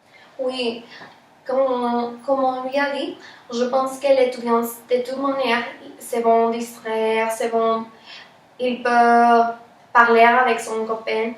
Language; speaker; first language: French; non-native, learner; Spanish